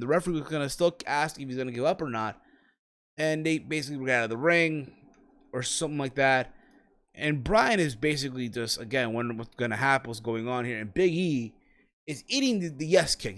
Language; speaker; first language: English; native; English